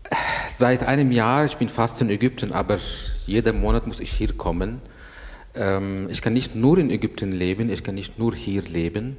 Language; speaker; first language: German; non-native, learner; Arabic